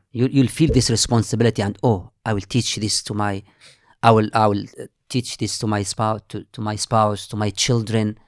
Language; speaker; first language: English; non-native, fluent; Arabic